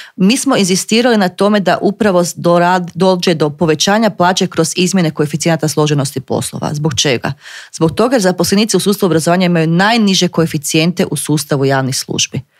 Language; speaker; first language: Croatian; native; Croatian